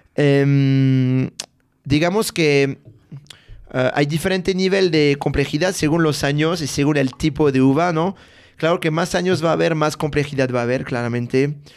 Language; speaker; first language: Spanish; non-native, fluent; French